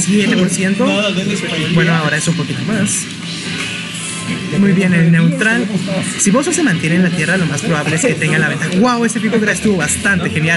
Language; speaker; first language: Spanish; native; Spanish